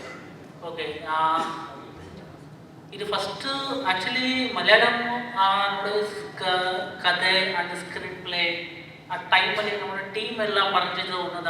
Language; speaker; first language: Malayalam; non-native, learner; Kannada